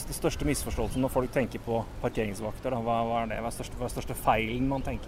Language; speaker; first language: Norwegian; native; Norwegian